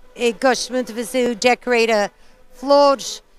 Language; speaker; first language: Portuguese; early bilingual, heritage; Portuguese